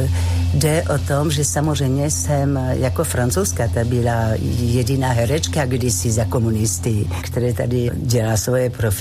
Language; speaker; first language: Czech; non-native, fluent; French